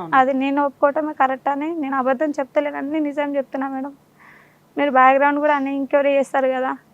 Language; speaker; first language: Telugu; non-native, local second language; Urdu